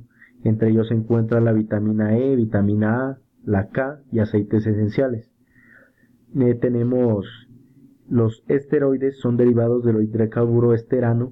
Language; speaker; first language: Spanish; native; Spanish